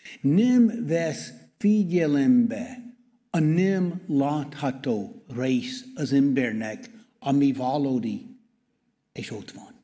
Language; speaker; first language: Hungarian; non-native, learner; English